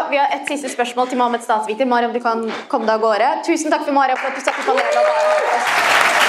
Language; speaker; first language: Norwegian; early bilingual, other home language; Somali